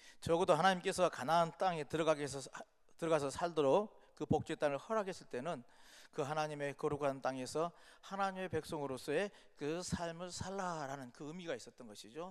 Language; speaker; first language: Korean; native; Korean